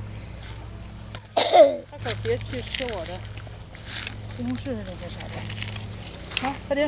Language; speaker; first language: Chinese; native; Chinese